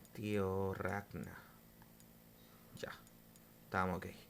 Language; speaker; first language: Spanish; native; Spanish